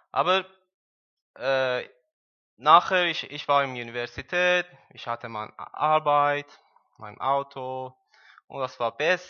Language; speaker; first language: German; non-native, learner; Persian